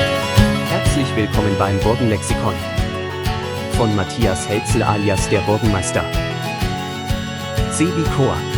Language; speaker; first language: German; native; German